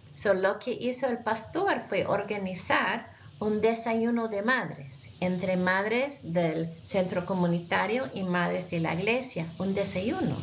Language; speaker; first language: Spanish; non-native, fluent; English